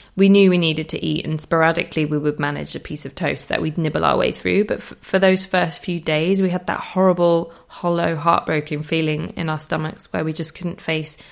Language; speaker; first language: English; native; English